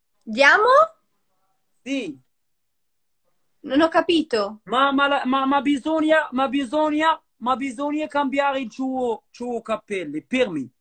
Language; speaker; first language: Italian; non-native, learner; Arabic